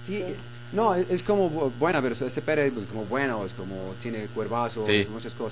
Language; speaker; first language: Spanish; non-native, learner; Arabic